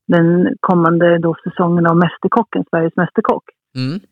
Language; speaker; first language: Swedish; early bilingual, heritage; Swedish